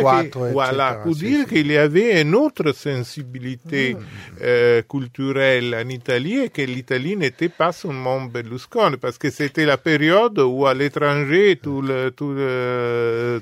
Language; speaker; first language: French; non-native, fluent; Italian